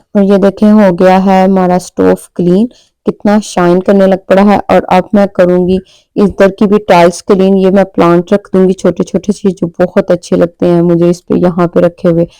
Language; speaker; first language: Urdu; non-native, local second language; Punjabi